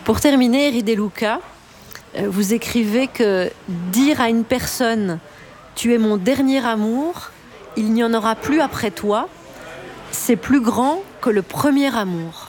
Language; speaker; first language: French; native; French